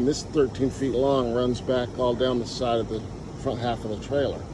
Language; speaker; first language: English; native; English